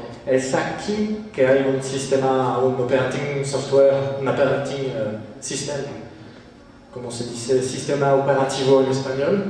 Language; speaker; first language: Spanish; non-native, fluent; French